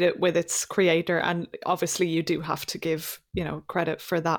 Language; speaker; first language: English; native; English